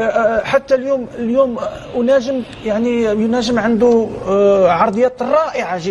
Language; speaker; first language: Arabic; native; Arabic